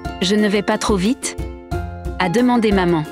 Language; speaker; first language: French; non-native, local second language; Arabic